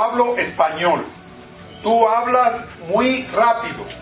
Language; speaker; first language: Spanish; non-native, fluent; English